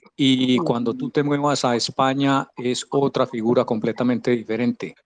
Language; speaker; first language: Spanish; native; Spanish